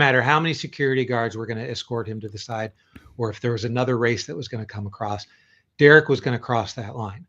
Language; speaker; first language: English; native; English